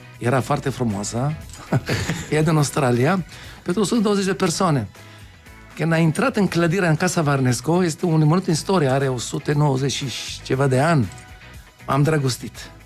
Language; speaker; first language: Romanian; non-native, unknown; Hebrew